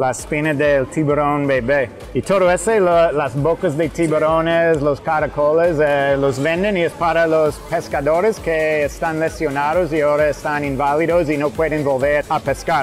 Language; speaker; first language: Spanish; non-native, fluent; English